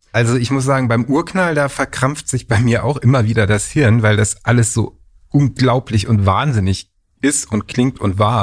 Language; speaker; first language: German; native; German